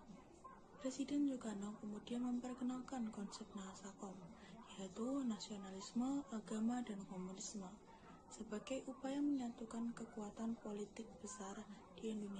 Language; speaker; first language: Indonesian; native; Indonesian